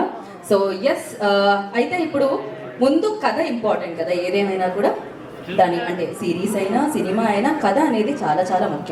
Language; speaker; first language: Telugu; native; Telugu